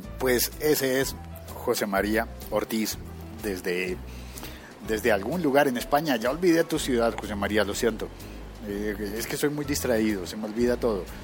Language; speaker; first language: Spanish; native; Spanish